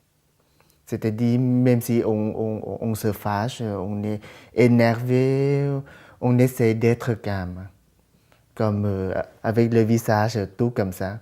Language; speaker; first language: French; non-native, fluent; Thai